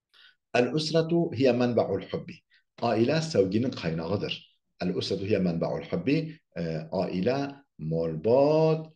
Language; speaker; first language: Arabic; non-native, fluent; Kurdish